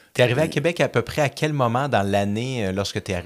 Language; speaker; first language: French; native; French